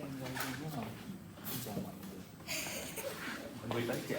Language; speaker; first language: Vietnamese; native; Vietnamese